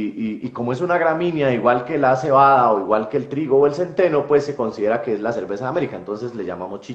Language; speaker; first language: Spanish; native; Spanish